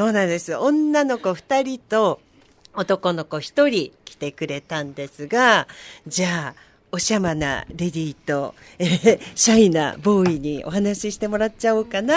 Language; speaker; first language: Japanese; native; Japanese